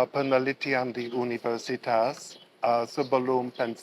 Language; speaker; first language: Indonesian; non-native, learner; English